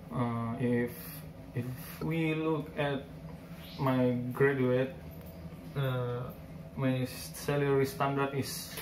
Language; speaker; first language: English; non-native, learner; Indonesian